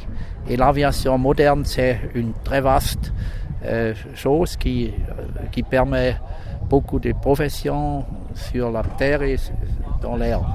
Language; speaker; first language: French; non-native, local second language; German